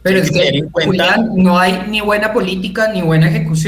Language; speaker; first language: Spanish; native; Spanish